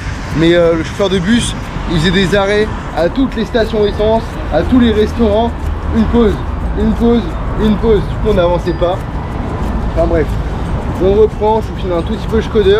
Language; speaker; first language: French; native; French